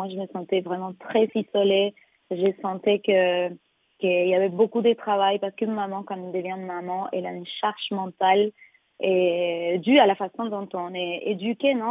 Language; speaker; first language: French; non-native, fluent; Spanish